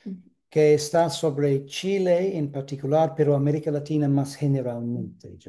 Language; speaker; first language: Spanish; non-native, fluent; English